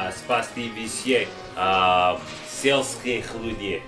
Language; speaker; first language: Russian; non-native, learner; English